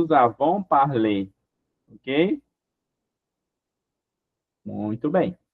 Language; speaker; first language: French; non-native, fluent; Portuguese